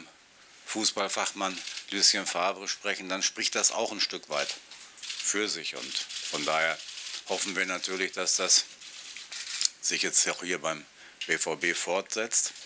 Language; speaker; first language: German; native; German